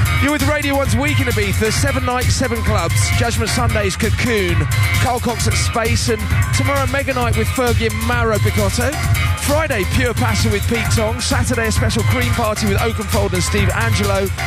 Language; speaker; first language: English; native; English